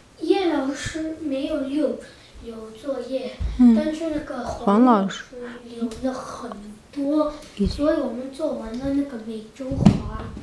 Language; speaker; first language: Chinese; early bilingual, heritage; Chinese